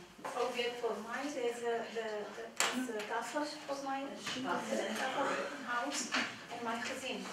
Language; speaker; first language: Dutch; non-native, learner; Armenian